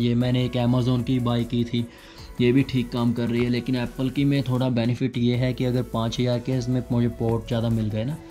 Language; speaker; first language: Hindi; native; Hindi